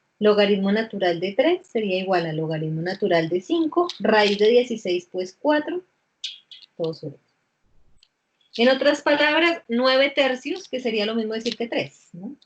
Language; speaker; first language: Spanish; native; Spanish